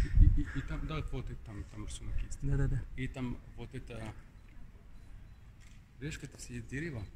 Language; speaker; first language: Russian; non-native, learner; Arabic